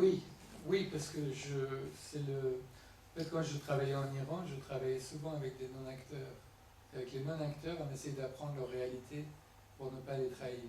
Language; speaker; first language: French; non-native, fluent; Persian